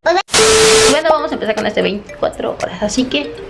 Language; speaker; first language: Spanish; native; Spanish